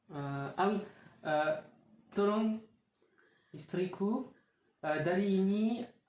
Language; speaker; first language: Indonesian; non-native, learner; French